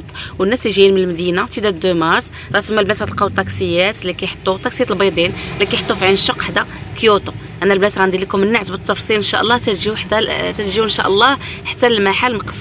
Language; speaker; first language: Arabic; native; Arabic